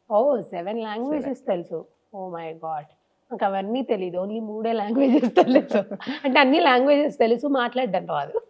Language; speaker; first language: Telugu; native; Telugu